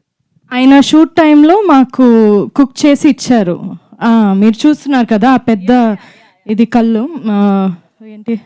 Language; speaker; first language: Telugu; non-native, fluent; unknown